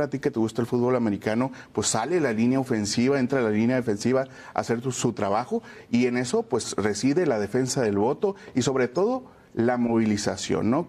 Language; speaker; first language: Spanish; native; Spanish